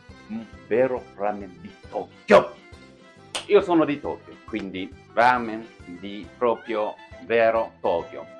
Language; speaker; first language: Italian; non-native, fluent; Japanese